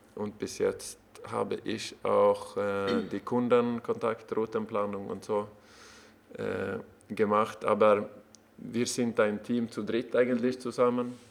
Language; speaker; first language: German; non-native, learner; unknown